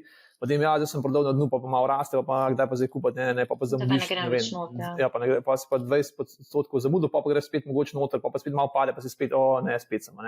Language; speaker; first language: Slovenian; native; Slovenian